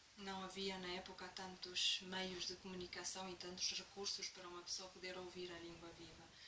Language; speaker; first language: Portuguese; non-native, fluent; Romanian